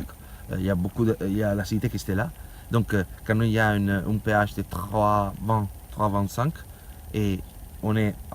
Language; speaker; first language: French; non-native, learner; Italian